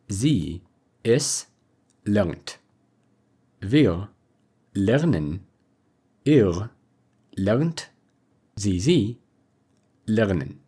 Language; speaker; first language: German; non-native, fluent; English